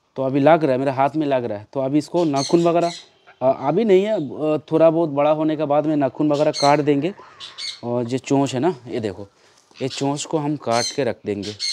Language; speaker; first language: Hindi; non-native, local second language; Bangla